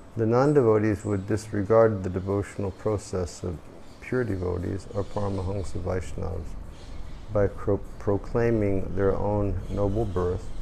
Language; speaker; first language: English; native; English